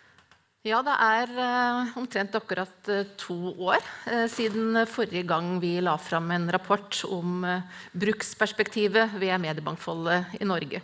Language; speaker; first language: Norwegian; native; Norwegian